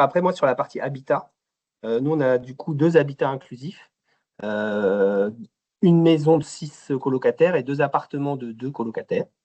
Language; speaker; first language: French; native; French